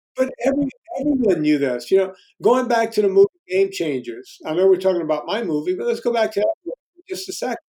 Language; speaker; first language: English; native; English